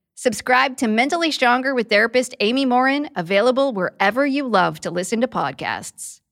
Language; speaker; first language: English; native; English